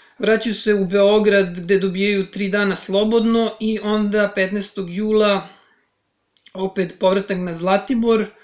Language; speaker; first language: Serbian; native; Serbian